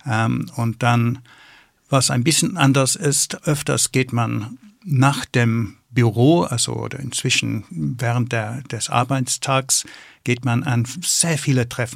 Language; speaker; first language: German; non-native, fluent; English